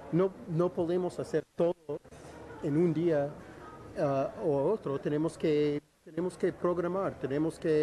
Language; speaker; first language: Spanish; non-native, fluent; English